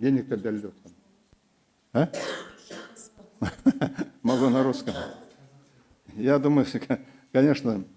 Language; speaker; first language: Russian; non-native, local second language; Kazakh